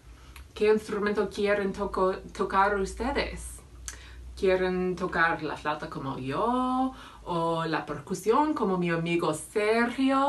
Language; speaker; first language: Spanish; non-native, fluent; English